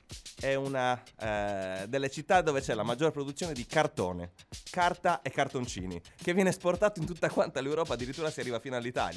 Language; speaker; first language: Italian; native; Italian